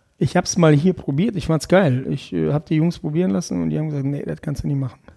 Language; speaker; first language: German; early bilingual, other home language; Russian